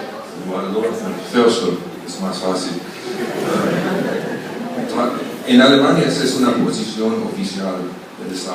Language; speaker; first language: Spanish; non-native, fluent; German